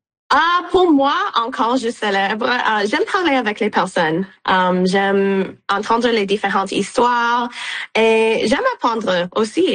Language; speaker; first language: French; non-native, local second language; English